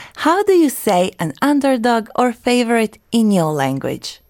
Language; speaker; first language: English; non-native, fluent; Croatian